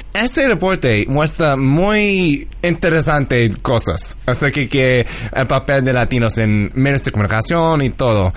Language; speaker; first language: Spanish; early bilingual, heritage; English